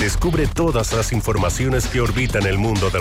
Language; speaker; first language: Spanish; native; Spanish